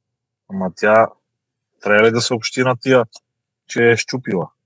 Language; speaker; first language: Bulgarian; native; Bulgarian